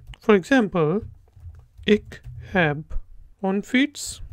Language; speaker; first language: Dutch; non-native, learner; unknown